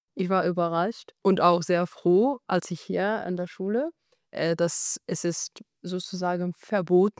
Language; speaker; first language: German; non-native, fluent; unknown